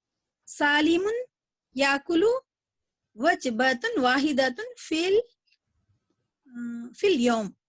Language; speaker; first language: Arabic; non-native, learner; Urdu